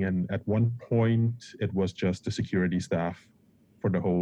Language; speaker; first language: English; non-native, fluent; Papiamento